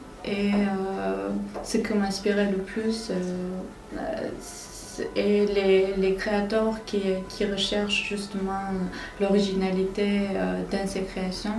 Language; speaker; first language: French; non-native, fluent; Armenian